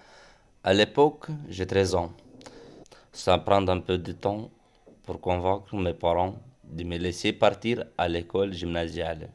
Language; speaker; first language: French; non-native, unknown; Romanian